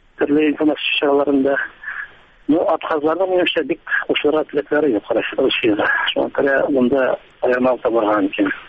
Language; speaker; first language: Tatar; native; Tatar